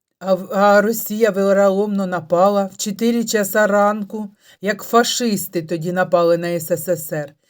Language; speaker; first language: Ukrainian; non-native, local second language; Russian